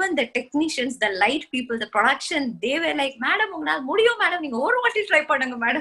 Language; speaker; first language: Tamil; non-native, fluent; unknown